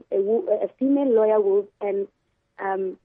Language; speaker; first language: English; non-native, local second language; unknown